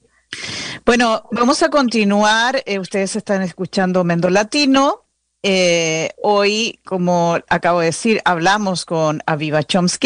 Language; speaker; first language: Spanish; native; Spanish